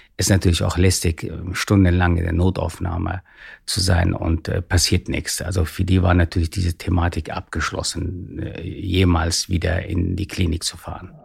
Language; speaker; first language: German; non-native, fluent; Persian